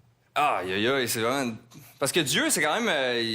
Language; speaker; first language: French; native; French